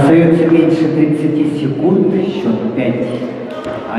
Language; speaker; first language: Russian; native; Russian